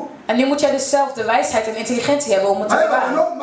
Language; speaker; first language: Dutch; non-native, fluent; Lingala